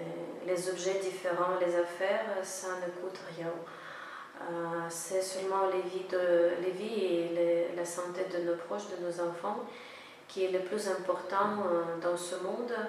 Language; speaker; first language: French; non-native, fluent; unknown